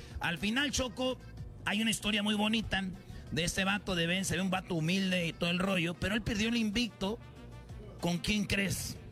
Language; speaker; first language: Spanish; native; Spanish